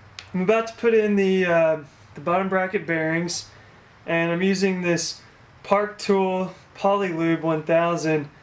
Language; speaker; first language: English; native; English